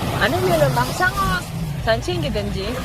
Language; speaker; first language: Korean; native; Korean